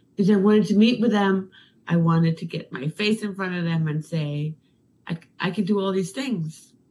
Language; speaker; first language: English; non-native, fluent; Danish